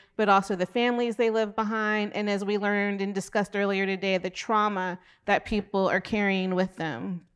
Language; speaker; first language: English; native; English